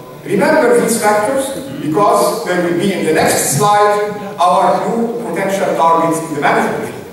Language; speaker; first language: English; non-native, fluent; Arabic